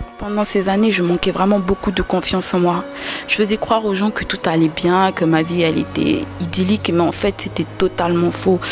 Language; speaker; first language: French; early bilingual, other home language; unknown